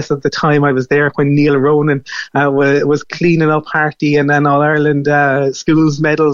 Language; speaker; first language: English; native; English